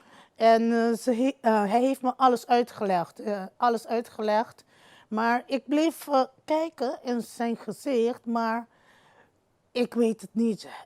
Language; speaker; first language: Dutch; non-native, local second language; Papiamento